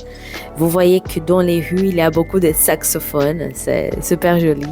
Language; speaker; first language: French; non-native, fluent; Portuguese